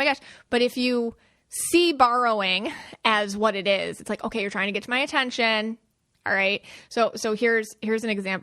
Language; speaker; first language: English; native; English